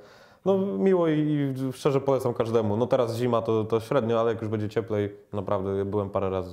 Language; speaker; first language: Polish; native; Polish